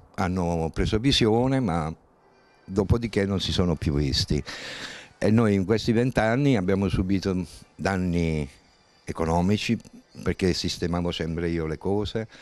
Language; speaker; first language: Italian; native; Italian